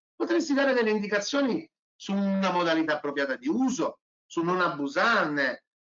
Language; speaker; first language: Italian; native; Italian